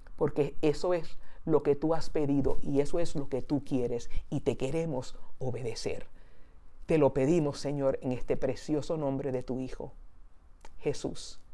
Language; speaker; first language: Spanish; early bilingual, heritage; Spanish